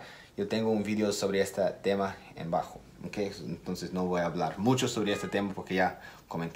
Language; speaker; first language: Spanish; non-native, fluent; English